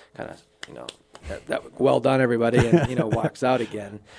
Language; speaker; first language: English; native; English